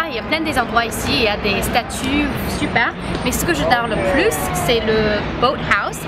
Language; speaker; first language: French; non-native, fluent; English